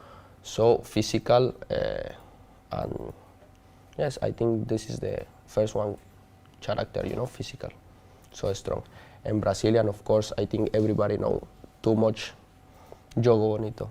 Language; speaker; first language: English; non-native, learner; Spanish